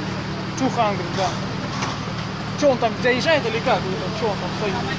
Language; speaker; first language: Russian; native; Russian